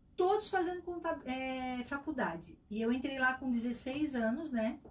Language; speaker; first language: Portuguese; native; Portuguese